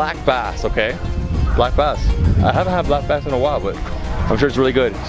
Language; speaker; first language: English; native; English